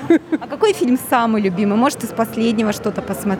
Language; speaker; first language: Russian; native; Russian